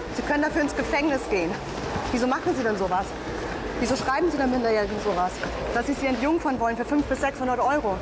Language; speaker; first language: German; native; German